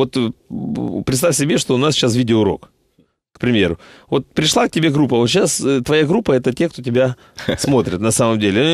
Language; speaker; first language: Russian; native; Russian